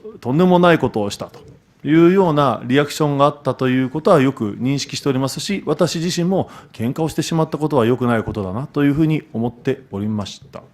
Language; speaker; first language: Japanese; native; Japanese